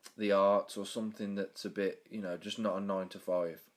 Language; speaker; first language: English; native; English